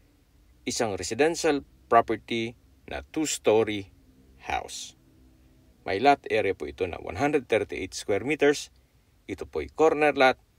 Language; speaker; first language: Filipino; native; Filipino